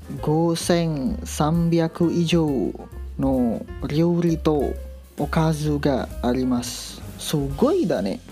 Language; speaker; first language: Japanese; non-native, learner; Indonesian